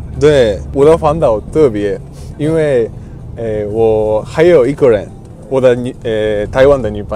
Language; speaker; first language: Chinese; non-native, learner; Japanese